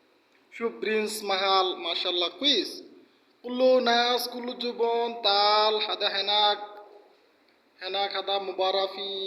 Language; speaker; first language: Arabic; non-native, learner; Bangla